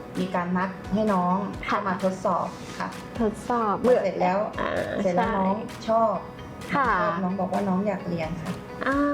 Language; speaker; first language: Thai; native; Thai